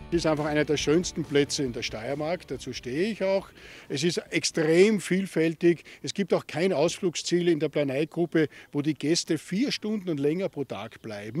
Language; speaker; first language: German; native; German